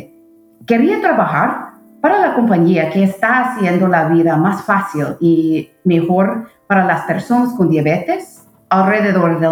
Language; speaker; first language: Spanish; non-native, fluent; English